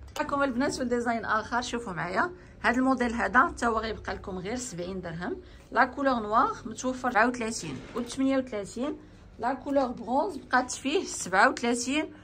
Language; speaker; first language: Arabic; native; Arabic